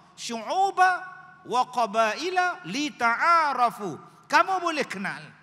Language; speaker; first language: Malay; native; Malay